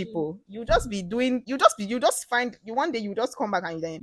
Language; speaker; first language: English; non-native, local second language; Ibibio